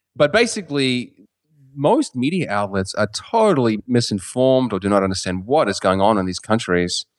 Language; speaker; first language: English; native; English